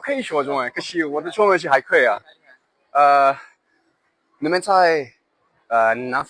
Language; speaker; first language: Chinese; non-native, learner; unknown